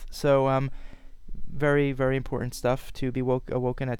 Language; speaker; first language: English; native; English